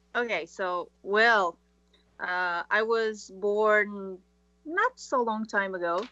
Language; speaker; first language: English; early bilingual, other home language; Romanian